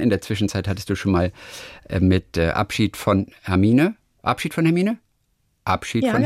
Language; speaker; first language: German; native; German